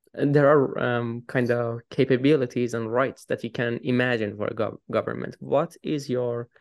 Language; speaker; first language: English; non-native, fluent; Persian